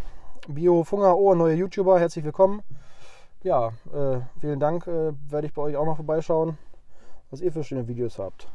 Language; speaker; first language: German; native; German